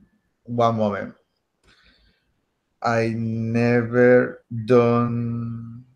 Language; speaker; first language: English; non-native, learner; Spanish